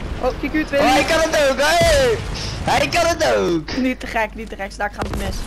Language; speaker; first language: Dutch; native; Dutch